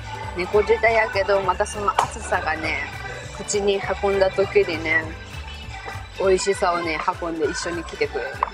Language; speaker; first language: Japanese; native; Japanese